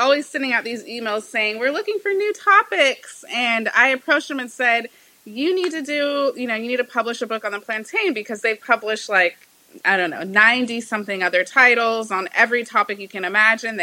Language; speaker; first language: English; native; English